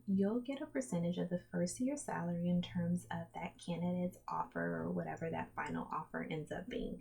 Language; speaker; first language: English; native; English